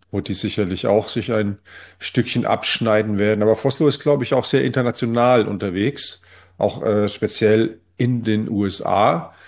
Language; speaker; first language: German; native; German